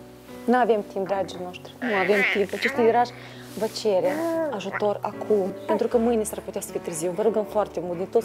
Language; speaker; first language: Romanian; native; Romanian